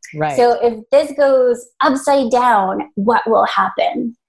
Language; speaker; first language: English; early bilingual, other home language; Spanish